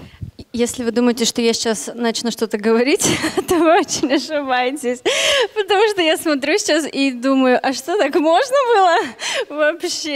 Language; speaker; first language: Russian; native; Russian